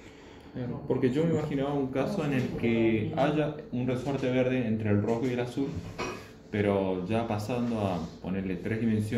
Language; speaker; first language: Spanish; native; Spanish